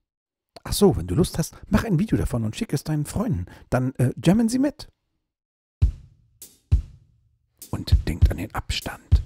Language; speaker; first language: German; native; German